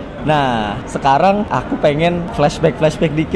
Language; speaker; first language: Indonesian; native; Indonesian